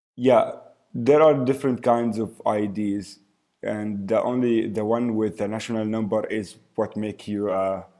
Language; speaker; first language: English; early bilingual, other home language; Arabic